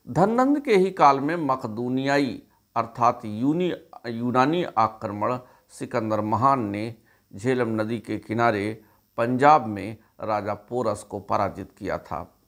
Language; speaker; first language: Hindi; native; Hindi